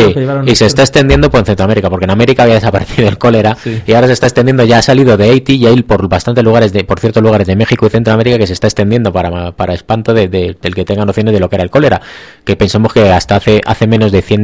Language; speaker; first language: Spanish; native; Spanish